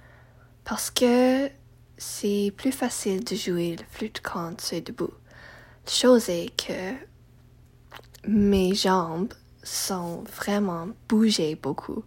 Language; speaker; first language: French; non-native, learner; English